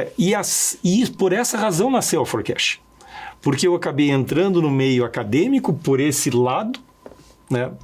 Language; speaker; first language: Portuguese; early bilingual, other home language; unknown